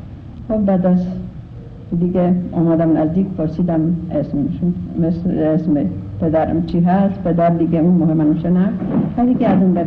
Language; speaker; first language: Persian; non-native, fluent; Polish